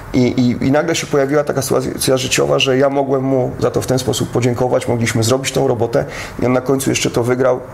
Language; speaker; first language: Polish; native; Polish